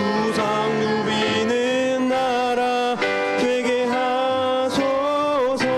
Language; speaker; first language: Korean; native; Korean